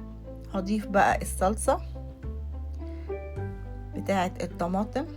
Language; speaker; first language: Arabic; native; Arabic